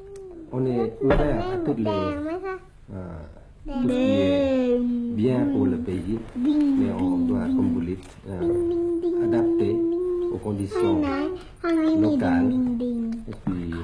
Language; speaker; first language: French; early bilingual, other home language; Thai